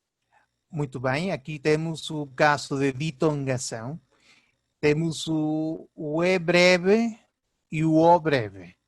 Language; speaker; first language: Portuguese; early bilingual, heritage; Portuguese